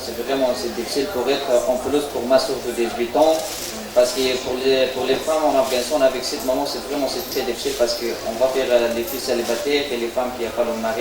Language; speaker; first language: French; non-native, learner; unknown